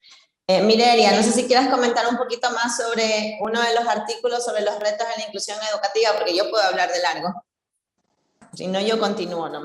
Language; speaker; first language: Spanish; native; Spanish